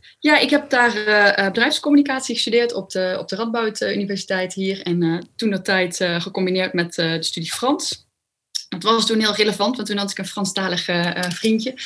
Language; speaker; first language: Dutch; native; Dutch